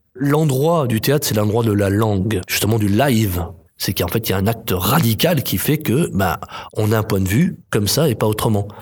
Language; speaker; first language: French; native; French